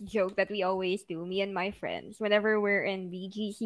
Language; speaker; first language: English; non-native, local second language; Filipino